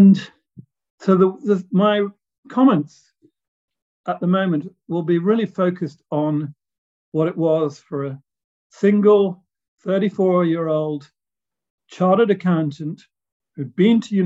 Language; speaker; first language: English; native; English